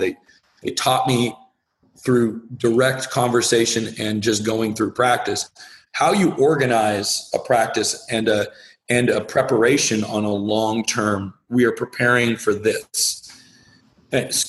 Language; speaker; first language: English; native; English